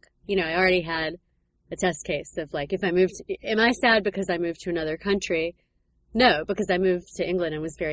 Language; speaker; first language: English; native; English